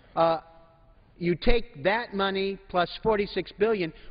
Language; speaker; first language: English; native; English